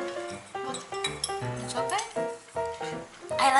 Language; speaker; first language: English; non-native, fluent; Czech